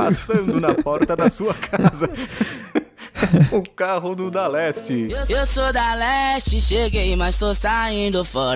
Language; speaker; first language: Portuguese; native; Portuguese